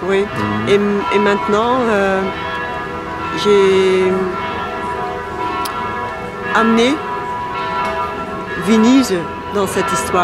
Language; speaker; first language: French; non-native, local second language; Dutch